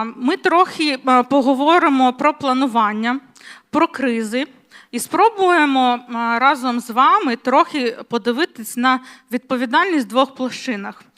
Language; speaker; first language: Ukrainian; non-native, local second language; Russian